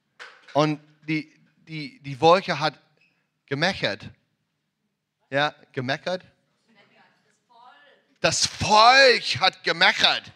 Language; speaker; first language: German; non-native, fluent; English